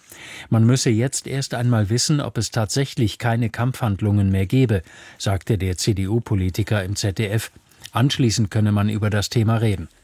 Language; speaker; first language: German; native; German